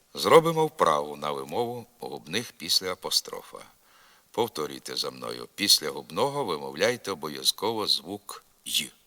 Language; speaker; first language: Ukrainian; native; Ukrainian